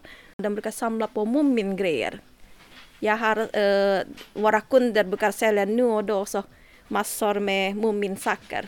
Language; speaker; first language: Swedish; non-native, learner; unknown